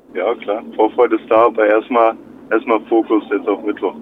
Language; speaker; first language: German; native; German